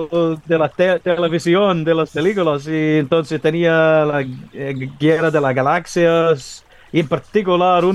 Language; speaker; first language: Spanish; non-native, fluent; English